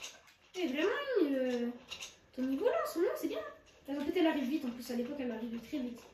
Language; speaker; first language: French; native; French